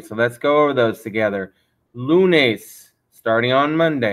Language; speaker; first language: English; native; English